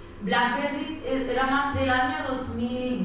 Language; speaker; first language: Spanish; native; Spanish